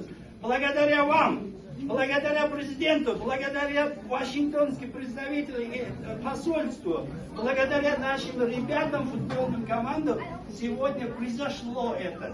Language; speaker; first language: Russian; non-native, local second language; Uzbek